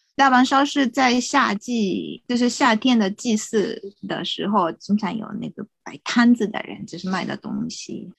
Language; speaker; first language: Chinese; non-native, fluent; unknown